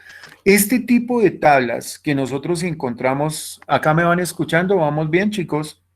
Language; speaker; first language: Spanish; native; Spanish